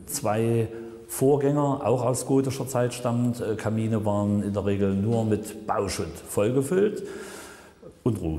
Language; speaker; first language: German; native; German